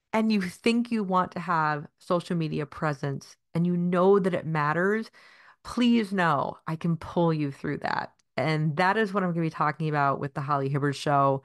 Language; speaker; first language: English; native; English